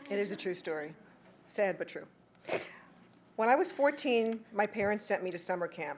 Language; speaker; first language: English; native; English